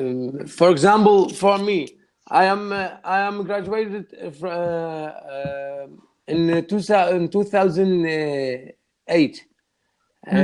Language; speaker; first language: English; non-native, learner; Arabic